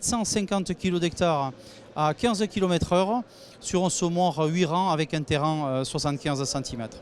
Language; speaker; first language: French; native; French